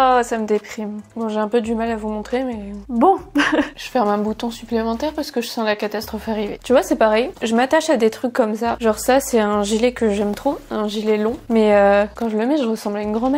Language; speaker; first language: French; native; French